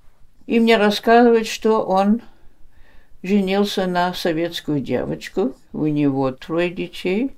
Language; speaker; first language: Russian; early bilingual, heritage; Russian